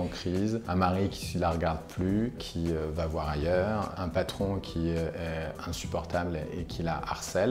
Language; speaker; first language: French; native; French